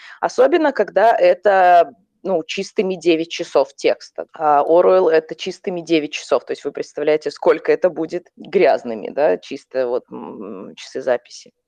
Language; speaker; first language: Russian; non-native, local second language; Belarusian